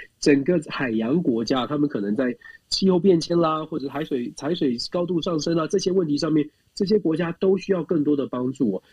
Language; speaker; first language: Chinese; native; Chinese